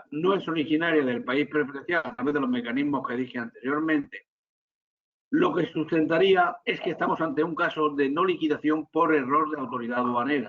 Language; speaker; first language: Spanish; native; Spanish